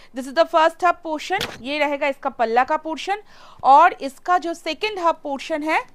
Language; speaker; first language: Hindi; non-native, local second language; Bangla